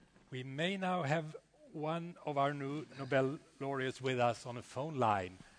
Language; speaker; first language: English; non-native, fluent; Swedish